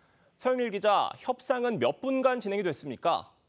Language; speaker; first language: Korean; native; Korean